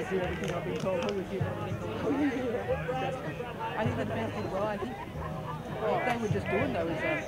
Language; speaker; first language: English; native; English